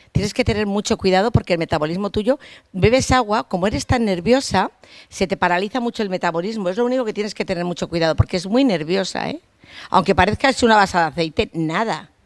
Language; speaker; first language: Spanish; native; Spanish